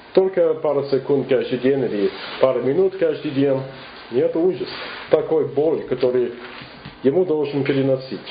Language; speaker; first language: Russian; non-native, fluent; English